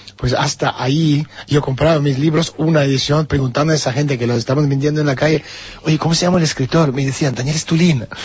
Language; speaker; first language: Spanish; non-native, fluent; Russian